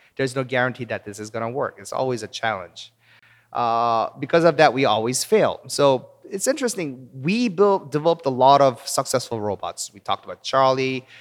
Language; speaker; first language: English; early bilingual, other home language; Korean